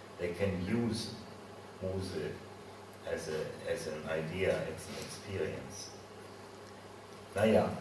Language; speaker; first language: English; non-native, learner; German